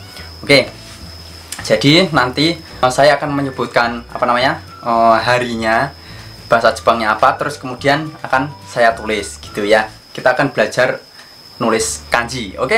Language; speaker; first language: Indonesian; native; Indonesian